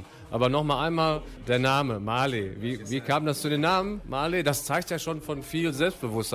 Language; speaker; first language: German; native; German